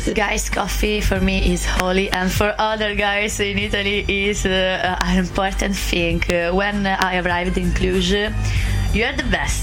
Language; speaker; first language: English; non-native, learner; Italian